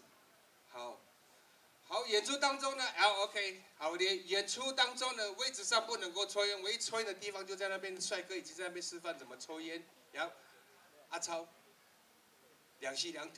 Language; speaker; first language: Chinese; native; Chinese